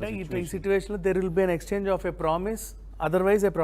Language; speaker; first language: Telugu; native; Telugu